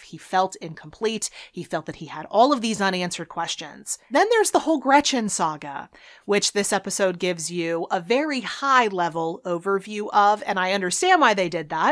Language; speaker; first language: English; native; English